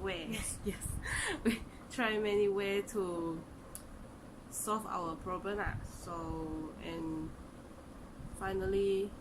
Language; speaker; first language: English; non-native, local second language; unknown